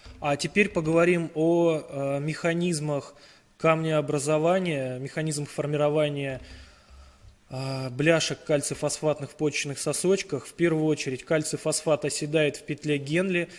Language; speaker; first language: Russian; native; Russian